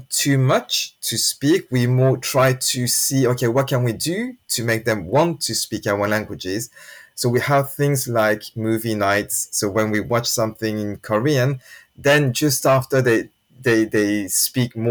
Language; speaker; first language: English; non-native, fluent; French